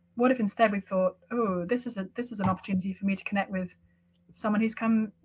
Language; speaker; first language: English; native; English